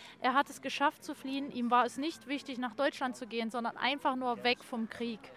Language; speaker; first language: German; native; German